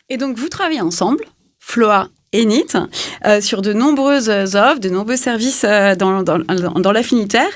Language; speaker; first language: French; native; French